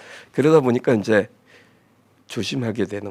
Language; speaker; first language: Korean; native; Korean